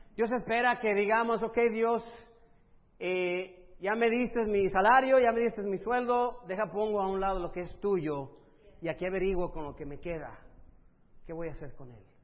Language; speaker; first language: Spanish; early bilingual, other home language; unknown